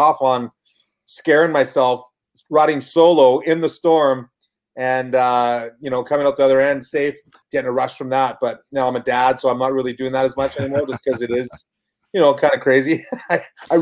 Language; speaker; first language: English; native; English